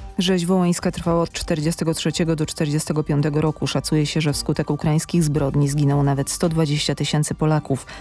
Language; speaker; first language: Polish; native; Polish